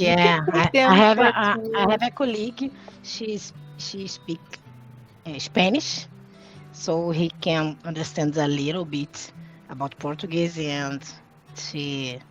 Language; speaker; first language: English; non-native, learner; Portuguese